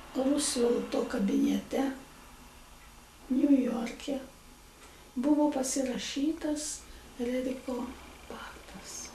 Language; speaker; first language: Lithuanian; native; Lithuanian